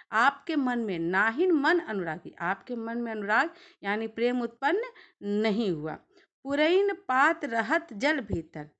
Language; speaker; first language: Hindi; native; Hindi